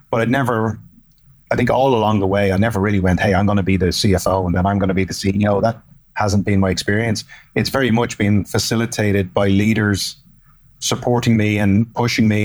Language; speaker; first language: English; native; English